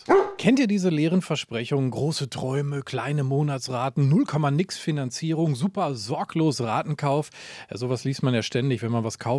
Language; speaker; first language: German; native; German